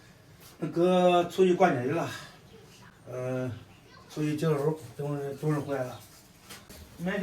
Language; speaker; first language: Chinese; native; Chinese